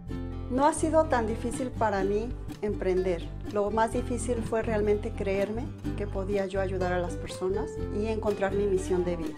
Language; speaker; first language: Spanish; native; Spanish